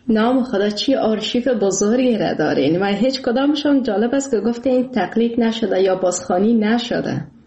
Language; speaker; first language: Persian; native; Persian